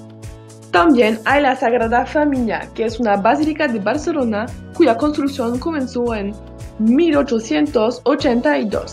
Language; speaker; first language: Spanish; non-native, learner; French